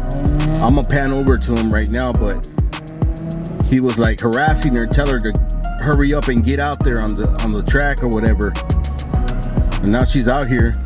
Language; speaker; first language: English; native; English